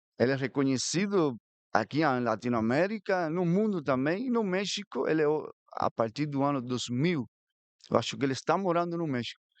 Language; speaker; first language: Portuguese; non-native, fluent; Spanish